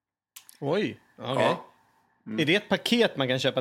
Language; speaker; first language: Swedish; native; Swedish